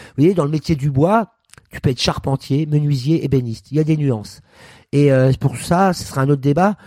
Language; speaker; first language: French; native; French